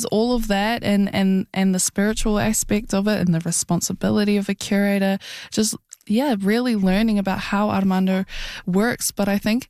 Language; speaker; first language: English; native; English